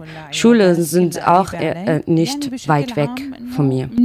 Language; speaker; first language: German; non-native, learner; Arabic